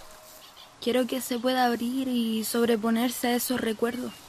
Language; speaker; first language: Spanish; native; Spanish